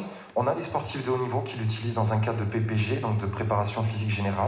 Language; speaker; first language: French; native; French